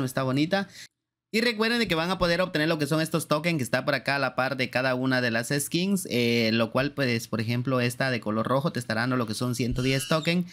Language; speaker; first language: Spanish; native; Spanish